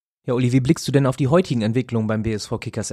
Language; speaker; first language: German; native; German